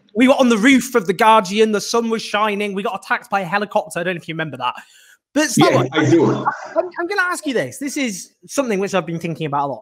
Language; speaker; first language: English; native; English